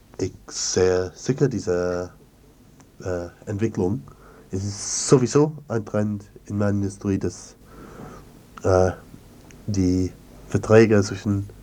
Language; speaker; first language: German; non-native, learner; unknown